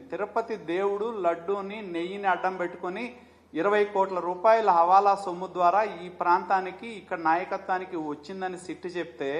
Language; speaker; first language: Telugu; native; Telugu